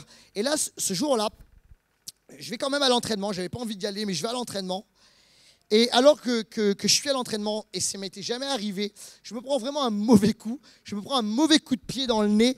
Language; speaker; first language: French; native; French